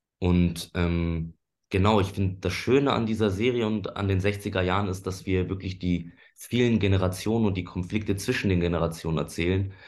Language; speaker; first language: German; early bilingual, other home language; Persian